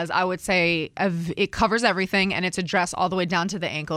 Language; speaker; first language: English; native; English